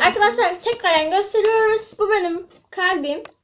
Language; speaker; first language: Turkish; native; Turkish